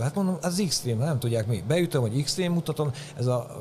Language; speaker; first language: Hungarian; native; Hungarian